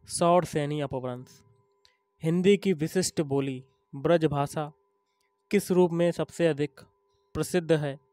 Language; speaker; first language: Hindi; native; Hindi